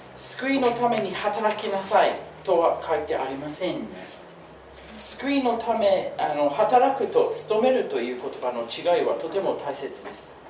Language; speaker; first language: Japanese; non-native, fluent; English